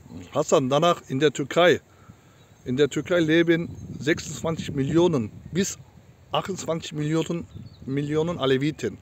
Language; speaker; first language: German; non-native, learner; Turkish